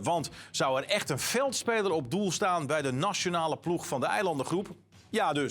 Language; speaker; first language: Dutch; native; Dutch